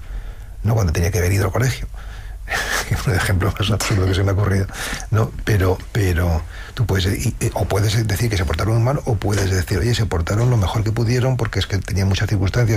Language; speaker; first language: Spanish; native; Spanish